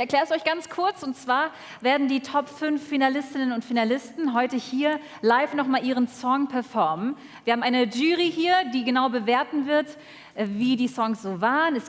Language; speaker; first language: German; native; German